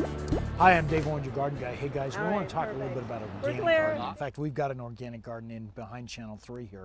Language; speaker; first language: English; native; English